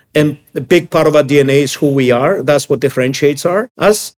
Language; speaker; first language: English; early bilingual, other home language; Greek